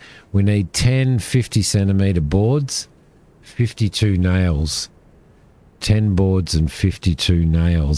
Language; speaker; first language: English; native; English